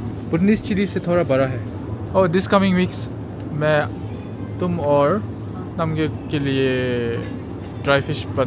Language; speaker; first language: Hindi; non-native, learner; Nepali